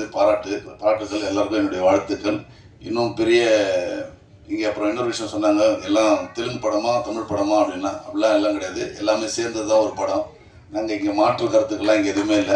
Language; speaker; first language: Tamil; native; Tamil